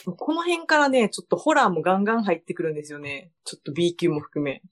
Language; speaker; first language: Japanese; early bilingual, other home language; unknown